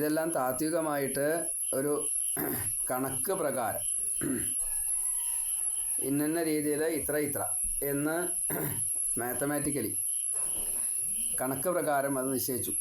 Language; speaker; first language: Malayalam; native; Malayalam